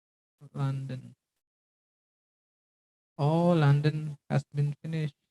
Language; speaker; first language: English; non-native, fluent; Indonesian